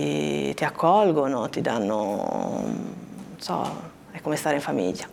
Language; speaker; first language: Italian; native; Italian